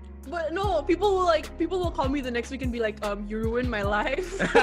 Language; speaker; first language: English; early bilingual, other home language; Indonesian